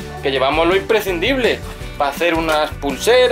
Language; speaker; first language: Spanish; native; Spanish